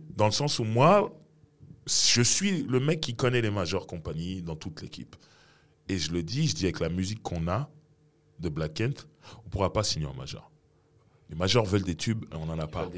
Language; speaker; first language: French; native; French